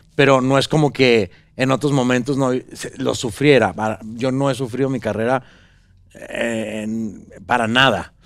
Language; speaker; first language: Spanish; native; Spanish